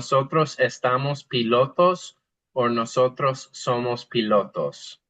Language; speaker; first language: Spanish; non-native, fluent; English